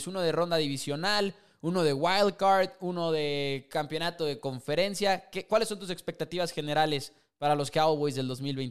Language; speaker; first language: Spanish; native; Spanish